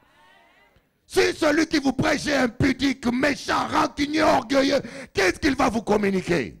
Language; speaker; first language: French; non-native, local second language; Lingala